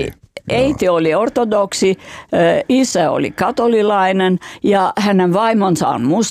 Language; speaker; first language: Finnish; non-native, fluent; Albanian